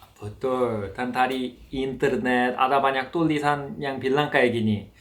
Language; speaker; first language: Indonesian; non-native, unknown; Korean